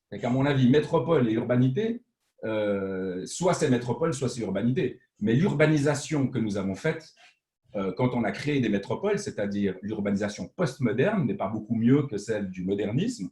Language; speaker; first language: French; native; French